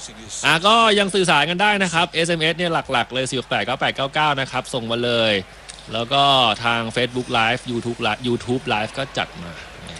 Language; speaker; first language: Thai; native; Thai